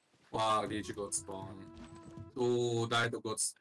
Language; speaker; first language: English; non-native, learner; Russian